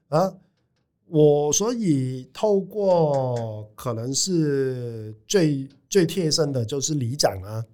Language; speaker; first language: Chinese; non-native, local second language; Cantonese